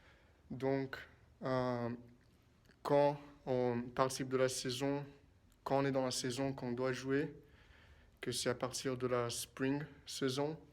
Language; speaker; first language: French; non-native, fluent; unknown